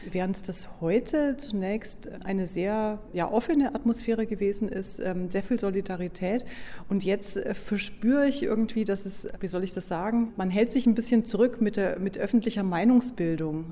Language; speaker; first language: German; native; German